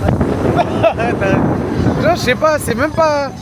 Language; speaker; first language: French; native; French